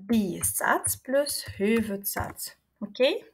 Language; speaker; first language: Swedish; non-native, fluent; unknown